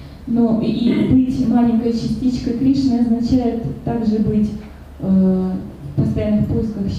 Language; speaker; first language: Russian; native; Russian